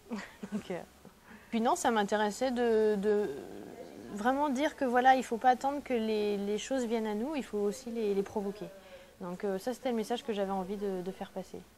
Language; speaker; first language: French; native; French